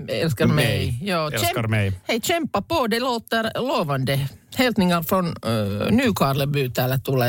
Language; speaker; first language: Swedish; non-native, learner; Finnish